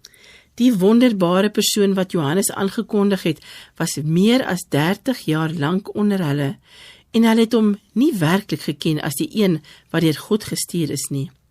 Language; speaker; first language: Afrikaans; native; Afrikaans